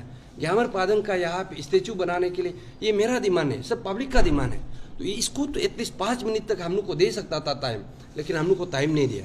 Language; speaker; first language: Hindi; non-native, local second language; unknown